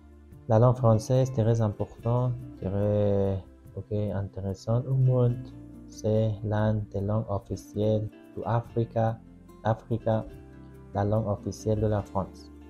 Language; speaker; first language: French; non-native, learner; Persian